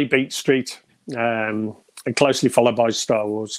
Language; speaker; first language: English; native; English